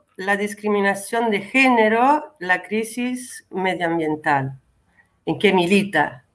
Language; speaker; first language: Spanish; non-native, fluent; Italian